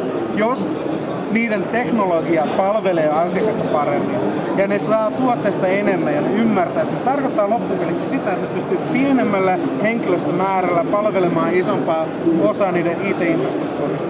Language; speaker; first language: Finnish; native; Finnish